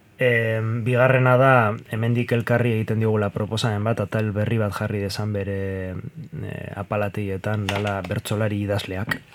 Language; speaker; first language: Basque; non-native, local second language; Spanish